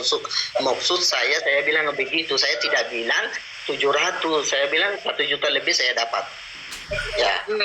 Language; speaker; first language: Indonesian; non-native, learner; Rohingya